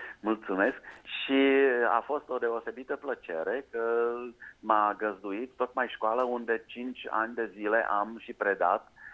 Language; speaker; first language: Romanian; non-native, fluent; Czech